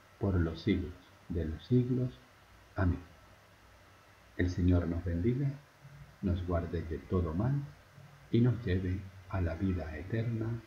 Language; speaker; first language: Spanish; native; Spanish